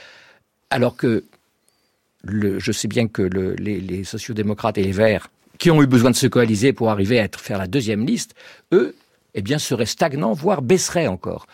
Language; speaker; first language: French; native; French